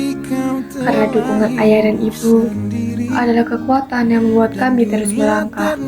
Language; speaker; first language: Indonesian; native; Indonesian